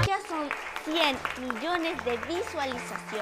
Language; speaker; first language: Spanish; native; Spanish